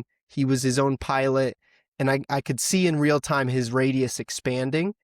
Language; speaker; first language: English; native; English